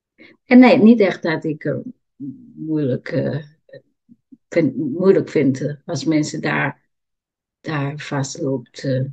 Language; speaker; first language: Dutch; non-native, learner; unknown